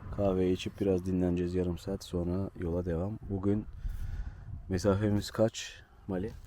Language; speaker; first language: Turkish; native; Turkish